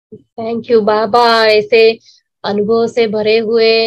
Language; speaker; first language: Hindi; non-native, local second language; Marathi